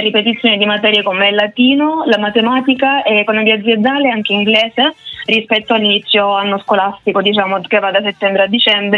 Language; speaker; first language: Italian; native; Italian